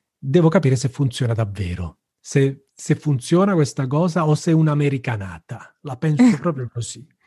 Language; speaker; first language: Italian; native; Italian